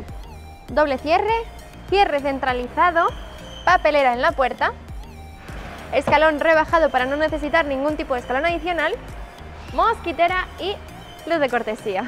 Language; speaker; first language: Spanish; native; Spanish